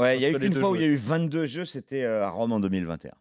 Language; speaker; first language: French; native; French